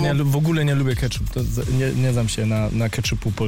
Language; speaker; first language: Polish; early bilingual, heritage; German